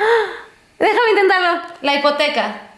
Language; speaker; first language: Spanish; native; Spanish